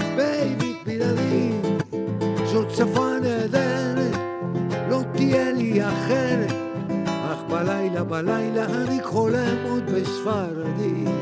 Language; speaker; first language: Hebrew; non-native, fluent; Spanish